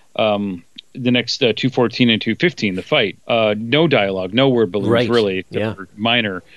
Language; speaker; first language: English; native; English